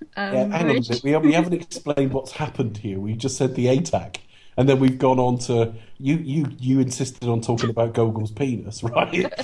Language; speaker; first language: English; native; English